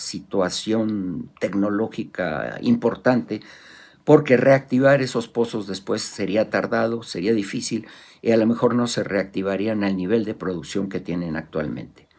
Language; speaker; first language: Spanish; native; Spanish